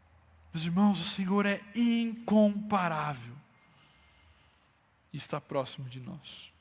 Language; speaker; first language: Portuguese; native; Portuguese